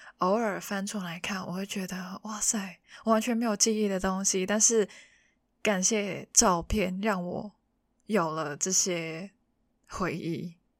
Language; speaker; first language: Chinese; non-native, local second language; Cantonese